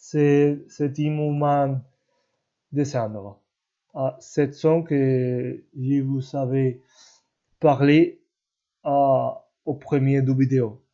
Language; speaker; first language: French; non-native, learner; Spanish